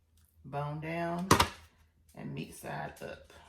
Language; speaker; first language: English; native; English